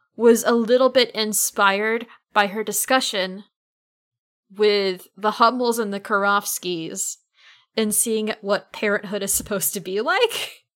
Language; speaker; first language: English; native; English